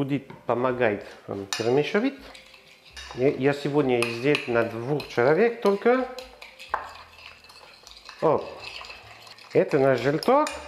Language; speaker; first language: Russian; non-native, learner; French